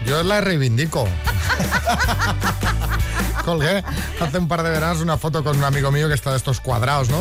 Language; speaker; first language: Spanish; native; Spanish